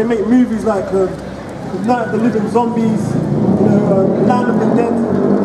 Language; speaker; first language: English; native; English